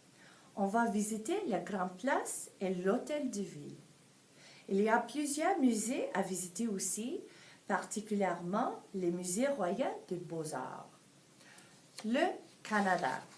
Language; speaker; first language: French; non-native, fluent; English